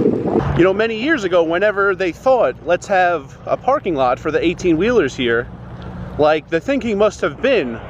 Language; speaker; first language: English; native; English